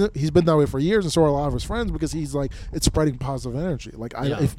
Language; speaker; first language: English; native; English